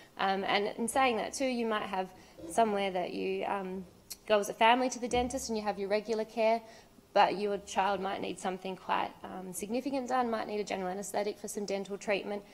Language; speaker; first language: English; native; English